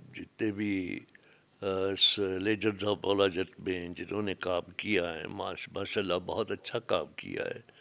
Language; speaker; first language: Urdu; non-native, local second language; Sindhi